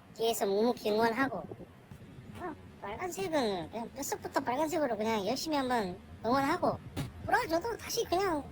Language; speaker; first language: Korean; native; Korean